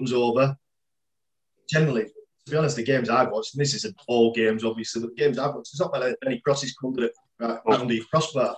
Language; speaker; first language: English; native; English